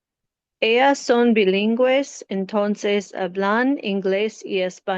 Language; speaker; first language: Spanish; non-native, learner; English